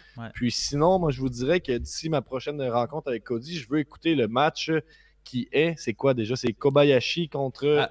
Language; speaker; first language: French; native; French